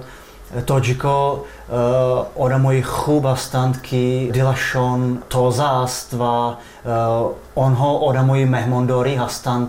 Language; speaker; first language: Persian; non-native, fluent; Czech